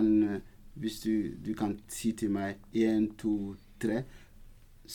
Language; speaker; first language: Norwegian; non-native, fluent; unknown